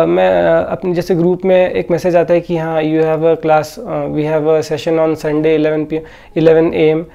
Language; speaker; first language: Hindi; non-native, local second language; Odia